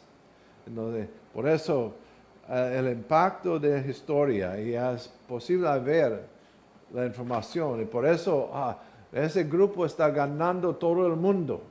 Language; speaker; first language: Spanish; non-native, learner; English